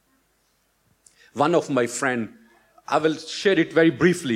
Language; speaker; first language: English; non-native, local second language; Urdu